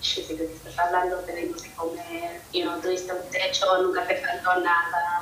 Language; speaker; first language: Spanish; early bilingual, heritage; Spanish